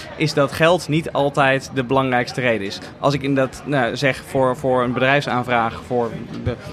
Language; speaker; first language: Dutch; native; Dutch